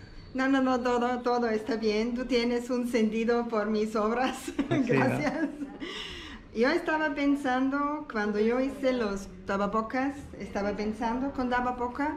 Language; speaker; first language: Spanish; non-native, learner; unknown